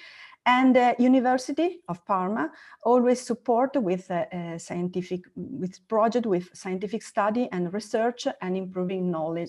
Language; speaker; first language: English; non-native, learner; Italian